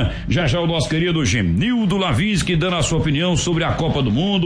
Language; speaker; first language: Portuguese; native; Portuguese